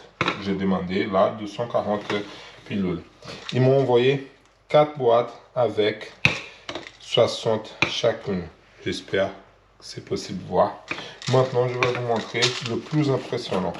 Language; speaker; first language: French; non-native, learner; Portuguese